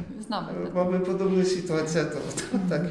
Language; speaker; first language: Polish; non-native, learner; French